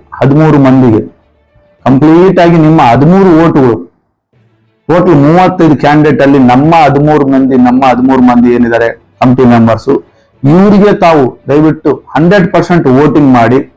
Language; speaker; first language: Kannada; non-native, local second language; Urdu